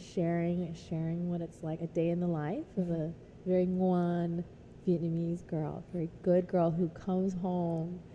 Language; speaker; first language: English; native; English